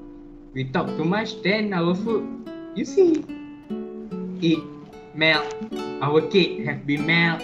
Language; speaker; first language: English; non-native, learner; Malay